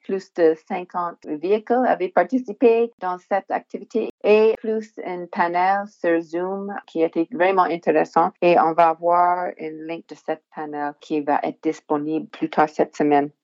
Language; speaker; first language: French; non-native, local second language; English